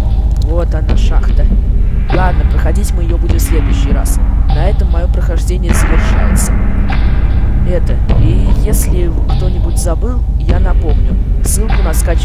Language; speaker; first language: Russian; native; Russian